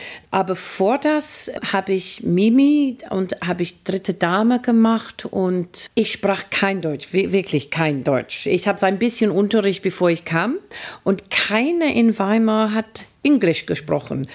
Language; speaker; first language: German; non-native, fluent; English